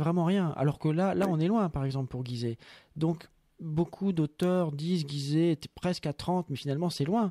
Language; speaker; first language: French; native; French